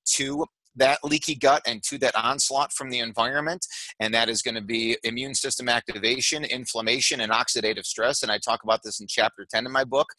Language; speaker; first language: English; native; English